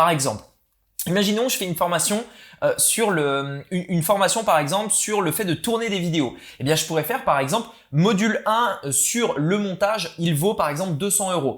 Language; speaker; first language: French; native; French